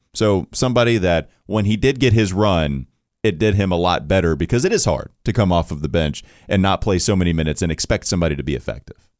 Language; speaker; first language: English; native; English